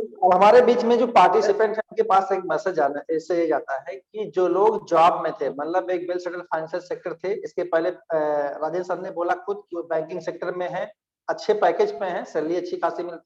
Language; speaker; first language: Hindi; native; Hindi